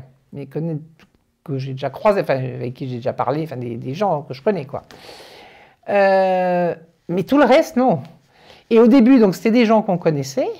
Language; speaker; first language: French; native; French